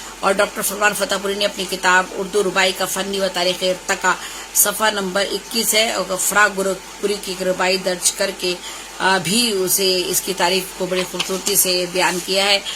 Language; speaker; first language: Urdu; native; Urdu